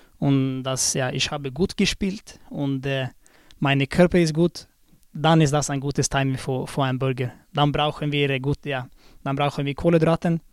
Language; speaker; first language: German; non-native, learner; Swedish